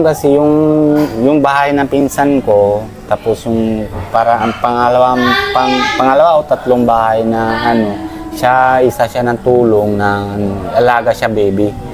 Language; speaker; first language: Filipino; non-native, learner; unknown